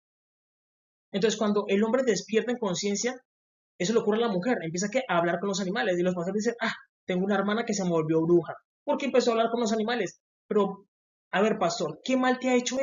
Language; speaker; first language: Spanish; native; Spanish